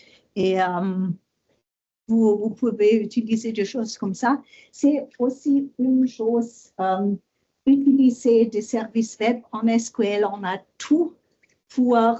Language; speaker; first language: French; non-native, learner; German